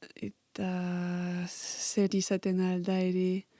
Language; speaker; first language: Basque; non-native, local second language; French